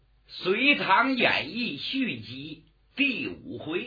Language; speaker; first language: Chinese; native; Chinese